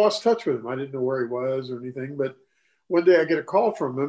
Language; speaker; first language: English; native; English